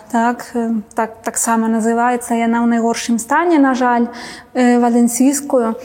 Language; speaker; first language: Belarusian; non-native, fluent; Spanish